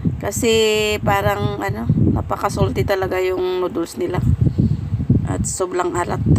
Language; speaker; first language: Filipino; native; Filipino